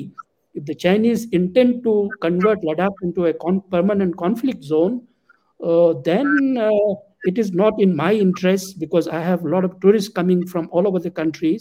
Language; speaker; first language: English; non-native, local second language; Ladakhi